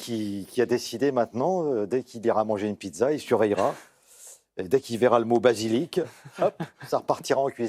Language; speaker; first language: French; native; French